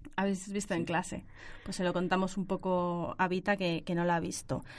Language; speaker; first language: Spanish; native; Spanish